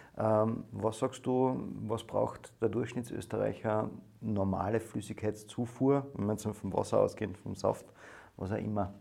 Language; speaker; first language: German; native; German